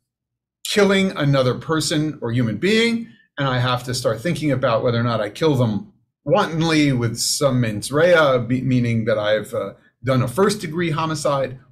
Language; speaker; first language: English; native; English